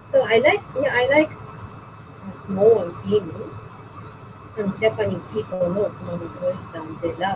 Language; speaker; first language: English; non-native, learner; Japanese